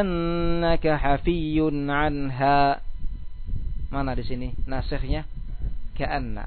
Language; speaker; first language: Arabic; non-native, fluent; Indonesian